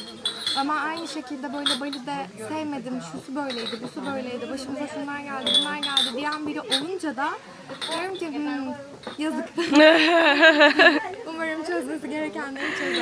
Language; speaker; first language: Turkish; native; Turkish